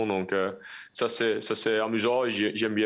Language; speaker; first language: French; non-native, local second language; Dutch